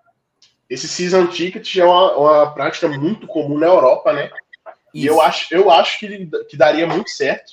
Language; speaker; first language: Portuguese; native; Portuguese